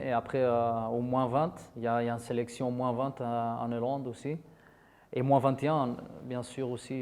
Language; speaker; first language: French; non-native, fluent; Dutch